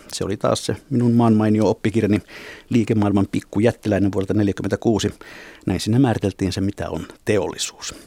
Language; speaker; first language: Finnish; native; Finnish